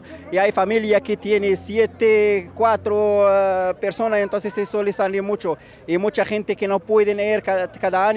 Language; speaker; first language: Spanish; non-native, fluent; Arabic